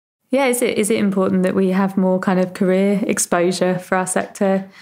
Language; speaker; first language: English; native; English